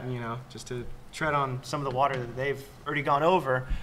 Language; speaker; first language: English; native; English